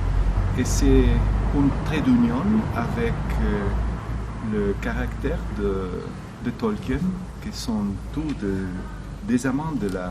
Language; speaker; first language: French; non-native, fluent; Spanish